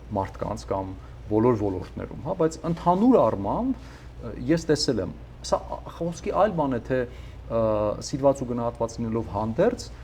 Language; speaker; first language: Armenian; native; Armenian